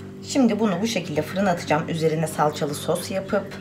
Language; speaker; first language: Turkish; native; Turkish